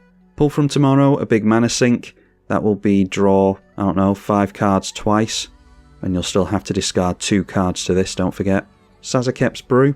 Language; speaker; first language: English; native; English